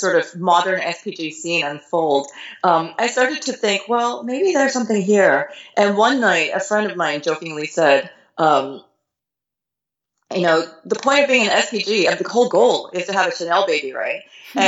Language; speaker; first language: English; native; English